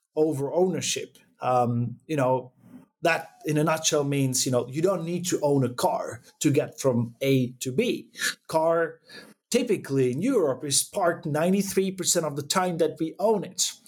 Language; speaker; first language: English; non-native, fluent; Czech